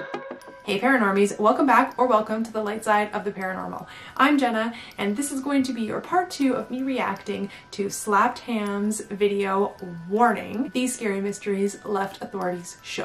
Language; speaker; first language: English; native; English